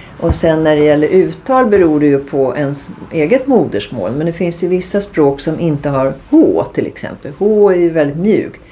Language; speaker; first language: Swedish; native; Swedish